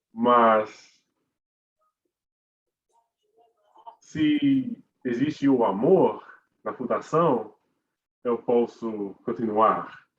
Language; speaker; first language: Portuguese; non-native, learner; English